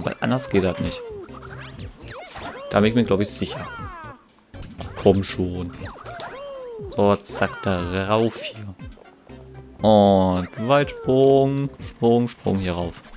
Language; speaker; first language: German; native; German